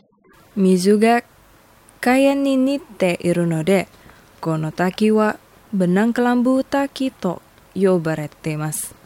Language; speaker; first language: Japanese; non-native, fluent; Indonesian